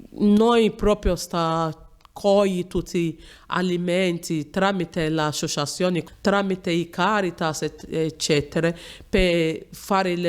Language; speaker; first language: Italian; non-native, learner; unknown